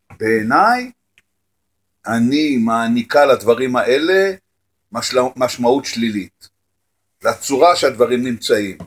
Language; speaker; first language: Hebrew; native; Hebrew